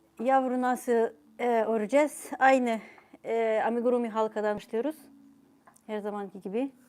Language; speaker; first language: Turkish; non-native, fluent; Ukrainian